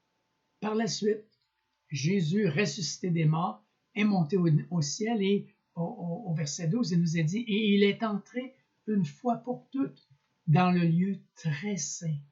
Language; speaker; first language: French; native; French